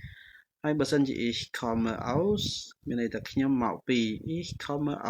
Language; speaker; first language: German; non-native, fluent; Khmer